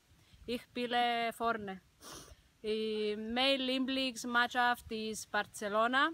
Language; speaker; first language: German; non-native, learner; Greek